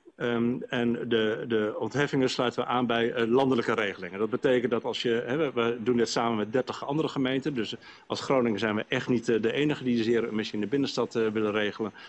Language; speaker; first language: Dutch; native; Dutch